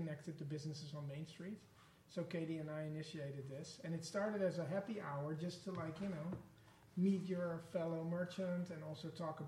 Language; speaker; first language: English; non-native, fluent; Dutch